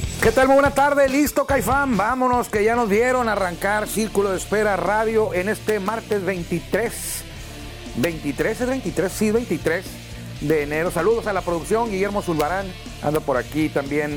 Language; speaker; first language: Spanish; native; Spanish